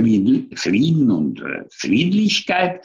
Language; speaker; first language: German; non-native, fluent; Hungarian